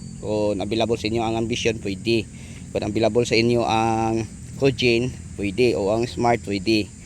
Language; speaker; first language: Filipino; non-native, local second language; Cebuano